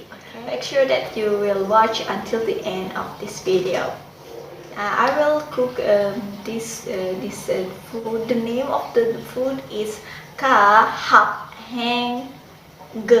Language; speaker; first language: English; non-native, fluent; Indonesian